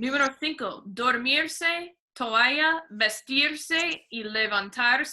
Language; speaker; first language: Spanish; non-native, fluent; English